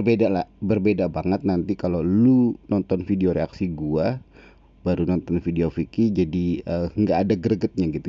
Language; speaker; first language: Indonesian; native; Indonesian